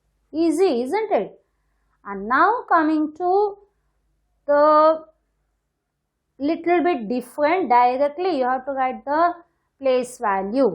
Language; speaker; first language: English; non-native, local second language; Hindi